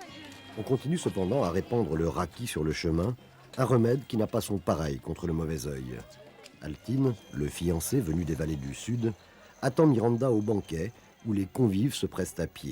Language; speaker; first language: French; native; French